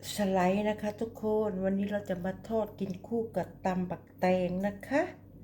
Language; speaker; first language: Thai; native; Thai